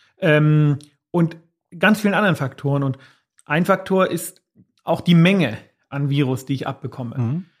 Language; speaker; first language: German; native; German